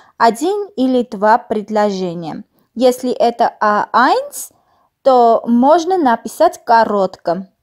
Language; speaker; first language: Russian; non-native, fluent; Armenian